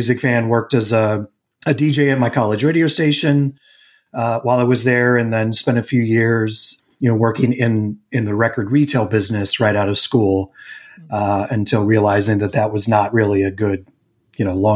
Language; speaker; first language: English; native; English